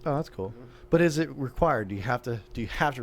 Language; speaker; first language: English; native; English